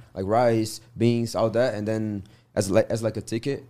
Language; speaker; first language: English; non-native, learner; Portuguese